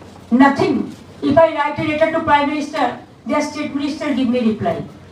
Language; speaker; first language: English; non-native, local second language; Bangla